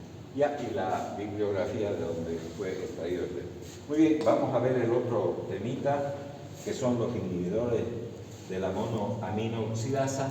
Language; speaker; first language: Spanish; native; Spanish